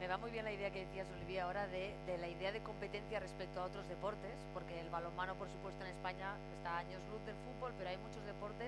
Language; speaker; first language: Spanish; native; Spanish